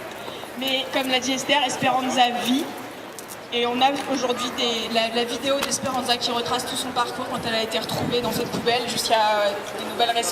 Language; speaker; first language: French; native; French